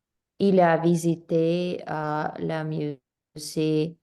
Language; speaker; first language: French; non-native, learner; English